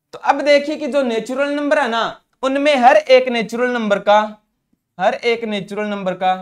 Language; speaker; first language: Hindi; non-native, local second language; Punjabi